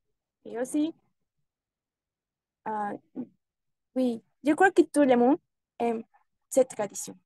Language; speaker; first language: French; non-native, learner; Spanish